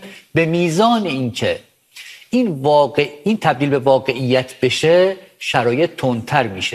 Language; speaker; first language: Persian; native; Persian